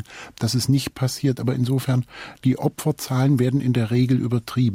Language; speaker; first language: German; native; German